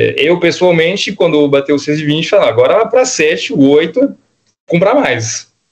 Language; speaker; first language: Portuguese; non-native, fluent; French